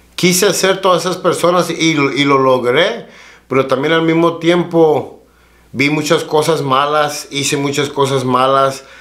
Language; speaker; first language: Spanish; early bilingual, heritage; Spanish